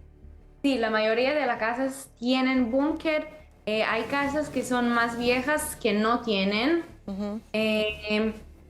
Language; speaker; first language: Spanish; early bilingual, heritage; Spanish